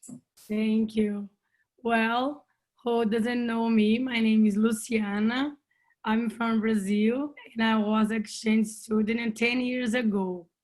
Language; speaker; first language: English; non-native, learner; Portuguese